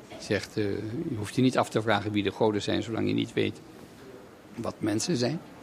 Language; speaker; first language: Dutch; native; Dutch